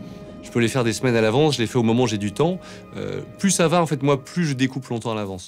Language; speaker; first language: French; native; French